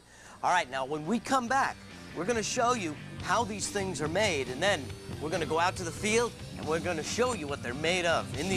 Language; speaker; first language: English; native; English